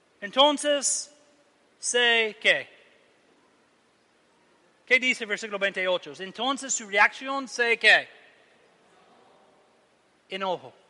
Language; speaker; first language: Spanish; non-native, learner; English